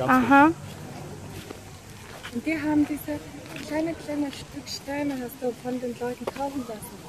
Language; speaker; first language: German; non-native, fluent; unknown